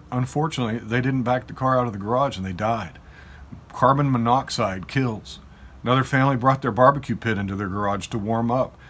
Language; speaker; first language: English; native; English